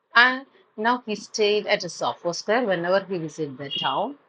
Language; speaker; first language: English; non-native, local second language; Malayalam